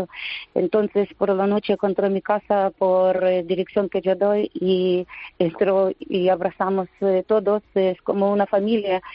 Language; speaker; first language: Spanish; non-native, learner; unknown